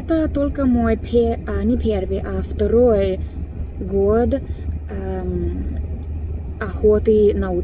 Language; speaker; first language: Russian; non-native, learner; English